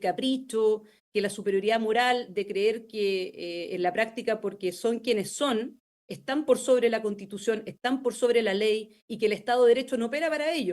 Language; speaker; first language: Spanish; native; Spanish